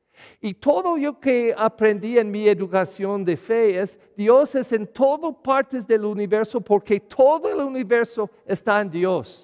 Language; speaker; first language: Spanish; non-native, learner; English